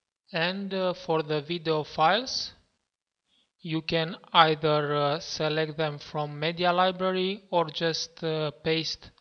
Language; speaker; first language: English; non-native, fluent; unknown